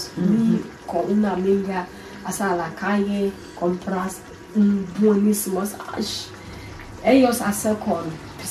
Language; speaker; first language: Spanish; non-native, learner; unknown